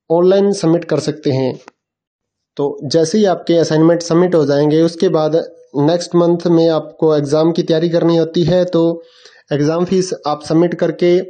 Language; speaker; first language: Hindi; native; Hindi